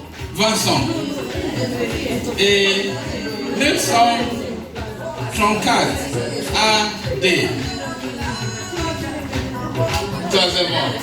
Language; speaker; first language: French; non-native, learner; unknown